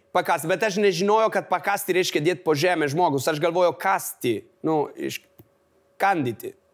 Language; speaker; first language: Lithuanian; non-native, fluent; Italian